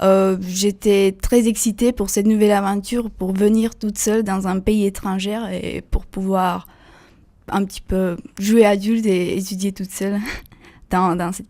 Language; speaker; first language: French; non-native, fluent; Slovak